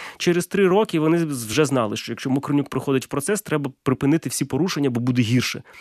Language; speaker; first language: Ukrainian; non-native, local second language; Russian